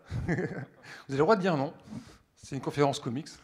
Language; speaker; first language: French; native; French